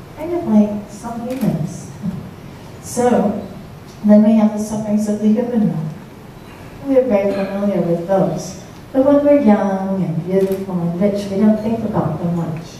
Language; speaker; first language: English; native; English